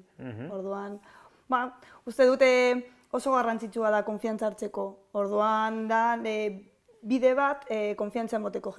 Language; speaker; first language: Basque; non-native, local second language; Spanish